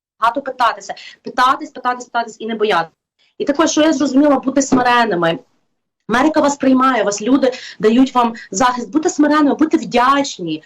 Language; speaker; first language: Ukrainian; native; Ukrainian